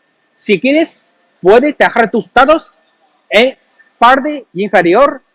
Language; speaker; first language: Spanish; non-native, learner; Chinese